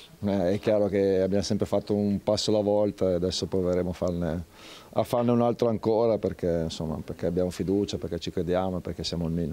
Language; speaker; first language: Italian; native; Italian